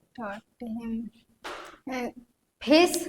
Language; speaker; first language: English; non-native, learner; Hindi